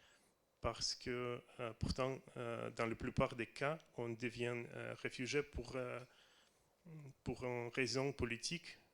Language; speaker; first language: French; non-native, learner; Russian